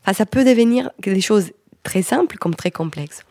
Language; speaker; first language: French; non-native, fluent; Spanish